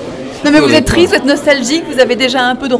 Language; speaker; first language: French; native; French